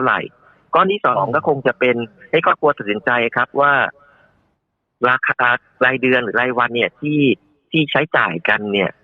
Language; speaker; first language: Thai; native; Thai